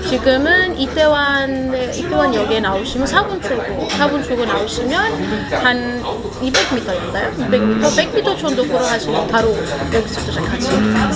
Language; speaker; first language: Korean; non-native, fluent; Arabic